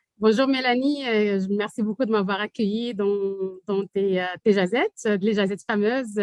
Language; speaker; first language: French; non-native, local second language; Arabic